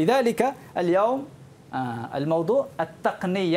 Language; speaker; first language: Arabic; non-native, fluent; Malay